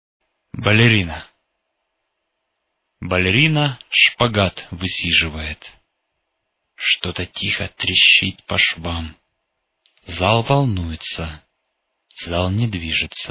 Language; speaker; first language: Russian; native; Russian